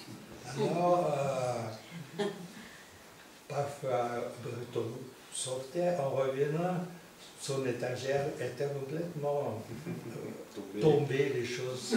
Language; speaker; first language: French; non-native, fluent; Portuguese